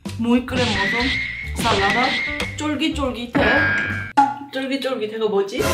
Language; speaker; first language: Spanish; non-native, learner; Korean